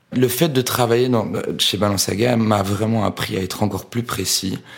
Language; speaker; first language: French; native; French